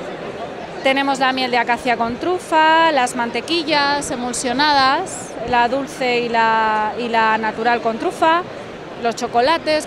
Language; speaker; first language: Spanish; native; Spanish